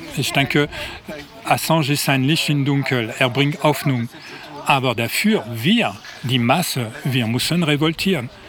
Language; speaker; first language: German; non-native, fluent; French